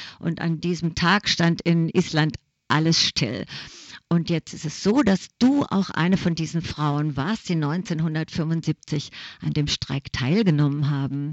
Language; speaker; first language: German; native; German